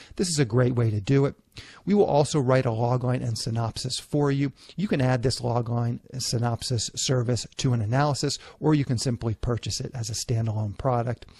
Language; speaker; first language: English; native; English